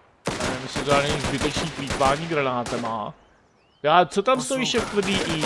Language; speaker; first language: Czech; native; Czech